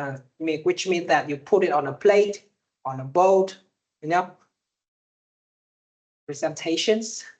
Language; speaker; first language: English; non-native, fluent; Vietnamese